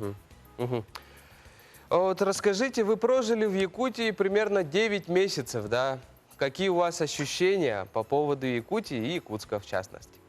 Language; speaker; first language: Russian; native; Russian